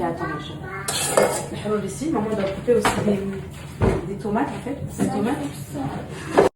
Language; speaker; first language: French; native; French